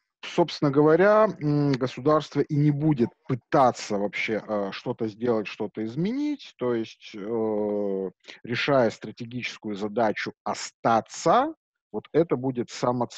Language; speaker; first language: Russian; native; Russian